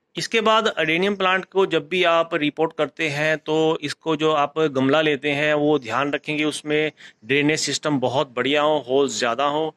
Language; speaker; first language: Hindi; native; Hindi